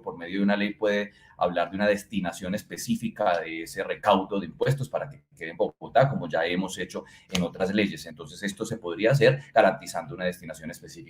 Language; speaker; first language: Spanish; native; Spanish